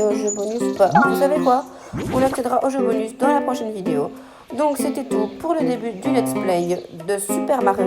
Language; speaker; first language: French; native; French